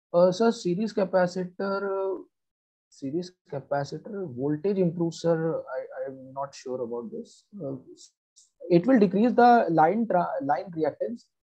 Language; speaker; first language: English; non-native, local second language; Hindi